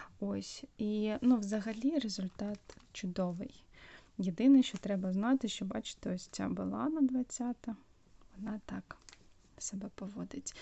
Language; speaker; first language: Ukrainian; non-native, local second language; Russian